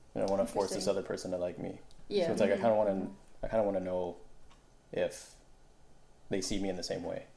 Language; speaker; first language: English; non-native, local second language; Filipino